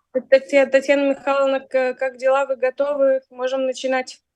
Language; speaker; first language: Russian; native; Russian